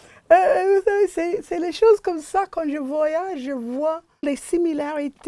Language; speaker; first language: French; non-native, fluent; English